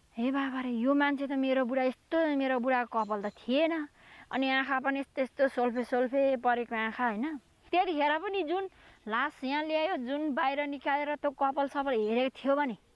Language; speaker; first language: Nepali; native; Nepali